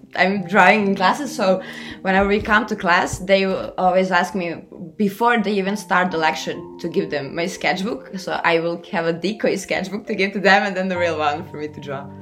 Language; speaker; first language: English; non-native, fluent; Serbian